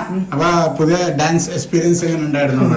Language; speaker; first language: Malayalam; native; Malayalam